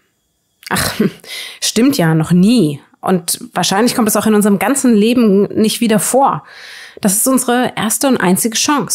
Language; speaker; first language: German; native; German